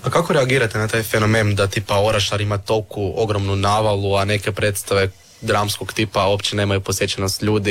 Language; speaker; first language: Serbian; native; Serbian